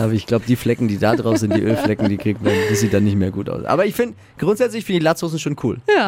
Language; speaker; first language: German; native; German